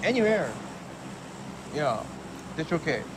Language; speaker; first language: English; non-native, learner; Korean